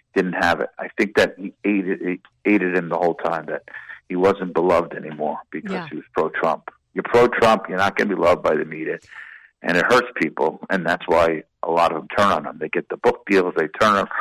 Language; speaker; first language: English; native; English